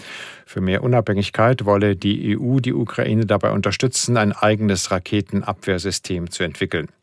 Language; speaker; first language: German; native; German